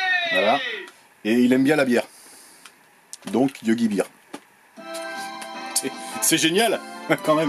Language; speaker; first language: French; native; French